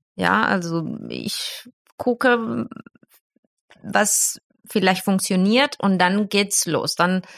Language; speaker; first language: German; non-native, fluent; Spanish